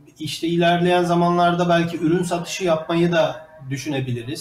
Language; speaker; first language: Turkish; native; Turkish